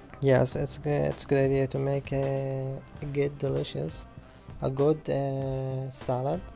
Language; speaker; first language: English; non-native, learner; Arabic